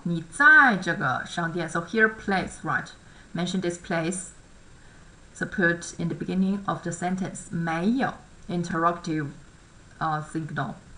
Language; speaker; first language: English; non-native, fluent; Chinese